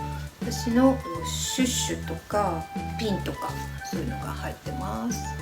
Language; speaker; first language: Japanese; native; Japanese